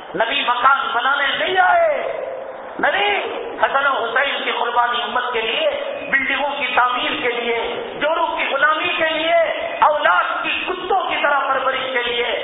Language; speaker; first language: Urdu; native; Urdu